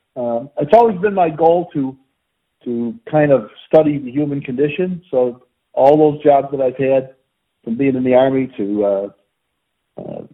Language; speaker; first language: English; native; English